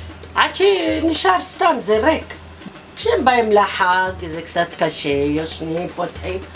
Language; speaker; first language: Hebrew; early bilingual, other home language; Arabic